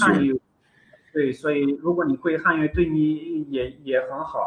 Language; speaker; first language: Chinese; non-native, fluent; Romanian